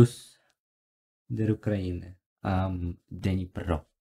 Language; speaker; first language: German; non-native, learner; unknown